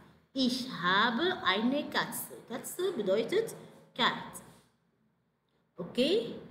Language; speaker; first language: German; non-native, fluent; Arabic